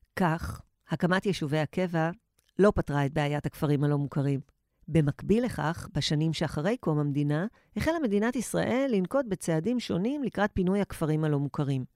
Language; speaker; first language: Hebrew; native; Hebrew